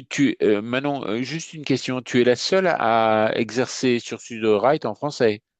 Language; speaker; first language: French; native; French